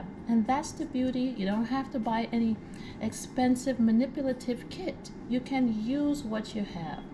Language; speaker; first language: English; native; English